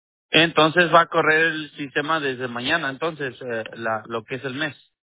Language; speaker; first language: Spanish; native; Spanish